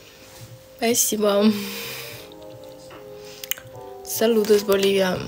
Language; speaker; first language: Russian; non-native, learner; Romanian